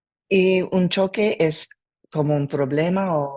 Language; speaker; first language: Spanish; non-native, learner; English